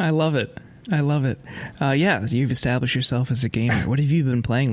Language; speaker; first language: English; native; English